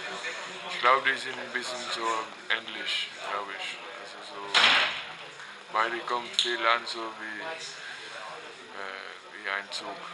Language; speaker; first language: German; non-native, learner; Finnish